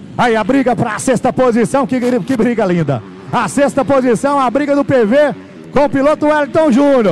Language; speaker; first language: Portuguese; native; Portuguese